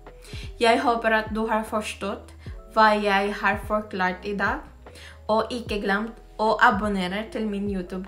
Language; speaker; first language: Norwegian; non-native, fluent; Filipino